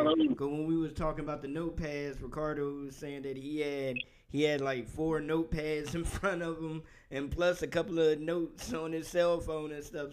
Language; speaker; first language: English; native; English